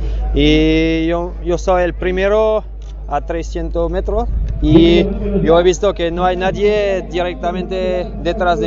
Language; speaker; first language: Spanish; non-native, learner; French